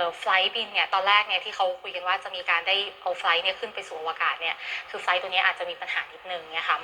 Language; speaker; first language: Thai; native; Thai